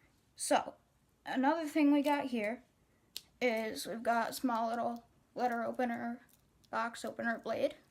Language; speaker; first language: English; native; English